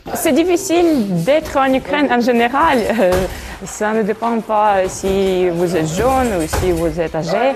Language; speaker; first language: French; non-native, fluent; Ukrainian